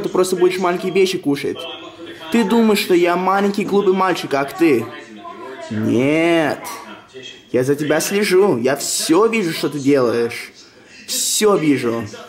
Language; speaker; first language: Russian; early bilingual, heritage; Russian